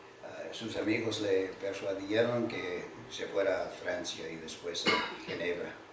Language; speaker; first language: Spanish; non-native, fluent; English